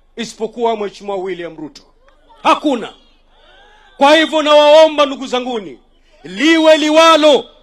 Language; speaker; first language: Swahili; non-native, local second language; Giryama